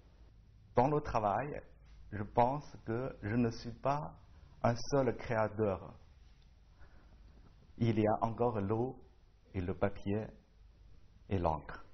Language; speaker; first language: French; non-native, learner; Chinese